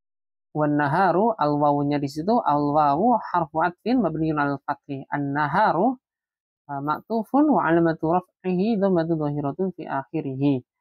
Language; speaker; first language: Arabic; non-native, fluent; Indonesian